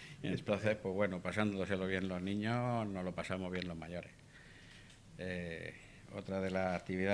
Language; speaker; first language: Spanish; native; Spanish